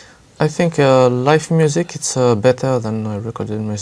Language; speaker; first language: English; non-native, learner; French